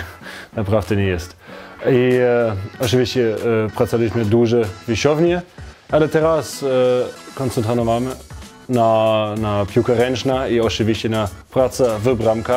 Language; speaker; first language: Polish; non-native, learner; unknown